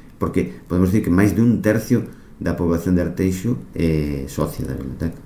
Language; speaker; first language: Galician; native; Galician